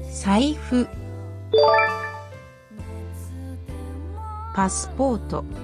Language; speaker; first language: Japanese; non-native, learner; English